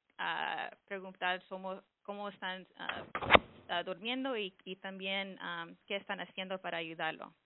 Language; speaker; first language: Spanish; early bilingual, heritage; English